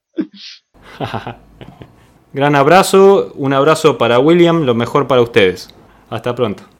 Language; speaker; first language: Spanish; native; Spanish